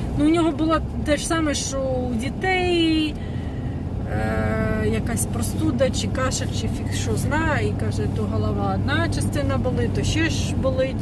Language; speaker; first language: Ukrainian; non-native, local second language; Russian